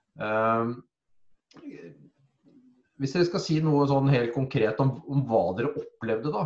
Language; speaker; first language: Norwegian; native; Norwegian